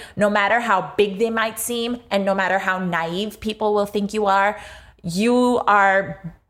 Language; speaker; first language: English; non-native, local second language; Urdu